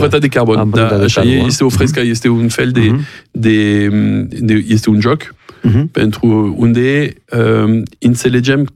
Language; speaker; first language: Romanian; non-native, learner; French